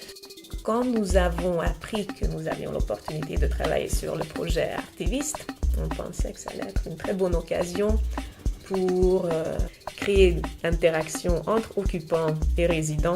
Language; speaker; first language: French; native; French